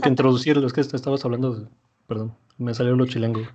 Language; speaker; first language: Spanish; native; Spanish